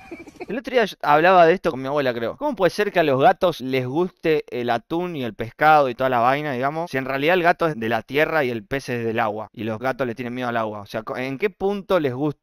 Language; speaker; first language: Spanish; native; Spanish